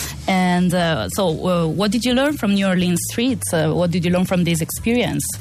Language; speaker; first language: English; non-native, fluent; Italian